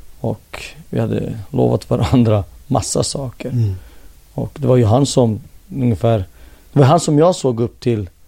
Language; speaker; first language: Swedish; early bilingual, other home language; Finnish